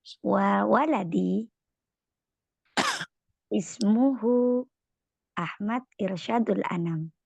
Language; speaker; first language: Arabic; non-native, learner; Indonesian